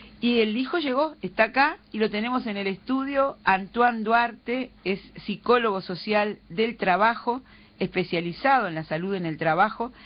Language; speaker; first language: Spanish; native; Spanish